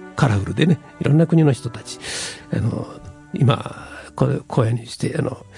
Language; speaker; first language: Japanese; native; Japanese